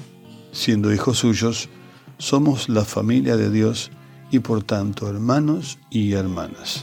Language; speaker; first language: Spanish; native; Spanish